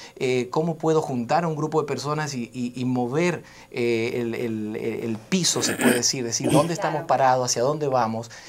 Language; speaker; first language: Spanish; native; Spanish